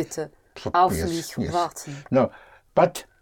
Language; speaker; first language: German; non-native, learner; English